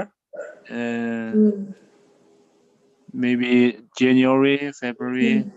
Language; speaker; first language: English; non-native, learner; Chinese